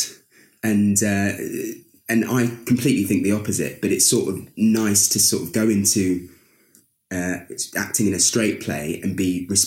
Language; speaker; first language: English; native; English